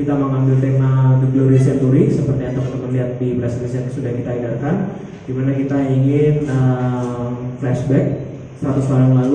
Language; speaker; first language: Indonesian; native; Indonesian